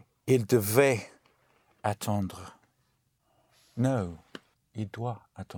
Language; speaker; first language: French; non-native, learner; English